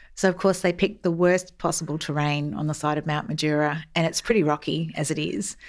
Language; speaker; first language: English; native; English